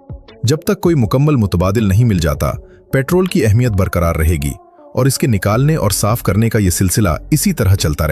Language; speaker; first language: Urdu; native; Urdu